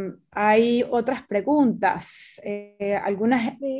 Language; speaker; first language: Spanish; native; Spanish